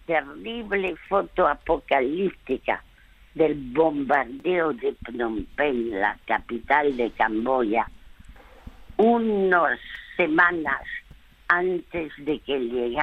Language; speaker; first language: Spanish; early bilingual, other home language; French